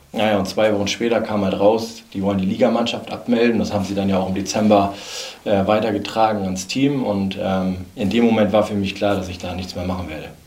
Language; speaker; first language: German; native; German